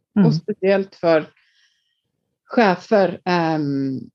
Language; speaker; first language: Swedish; non-native, fluent; Icelandic